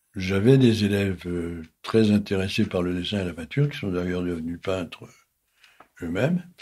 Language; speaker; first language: French; native; French